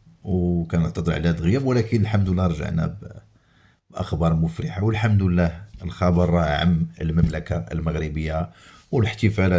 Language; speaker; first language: Arabic; native; Arabic